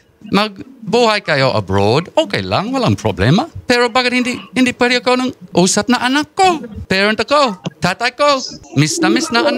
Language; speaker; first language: Filipino; non-native, learner; English